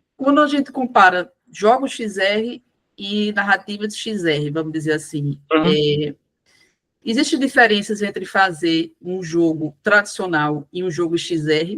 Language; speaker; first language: Portuguese; native; Portuguese